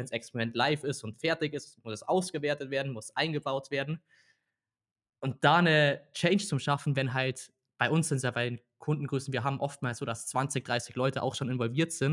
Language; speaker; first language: German; native; German